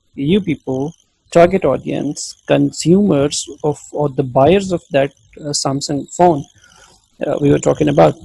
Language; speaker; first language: English; non-native, local second language; Urdu